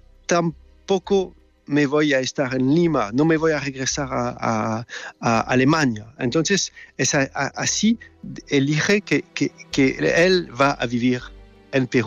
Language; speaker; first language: Spanish; non-native, learner; French